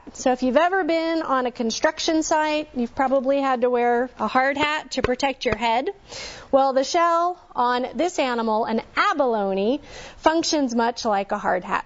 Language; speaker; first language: English; native; English